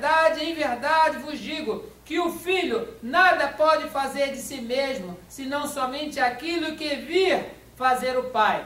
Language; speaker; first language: Portuguese; native; Portuguese